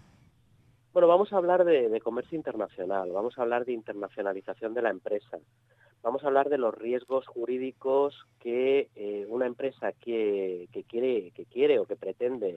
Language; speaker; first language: Spanish; native; Spanish